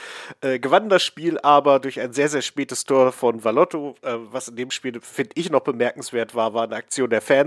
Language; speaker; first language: German; native; German